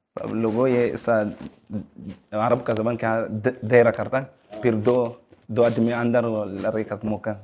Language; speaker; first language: Urdu; non-native, learner; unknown